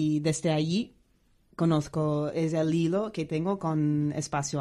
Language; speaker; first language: Spanish; non-native, fluent; English